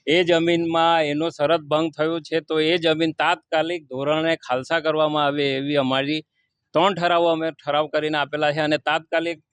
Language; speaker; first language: Gujarati; non-native, local second language; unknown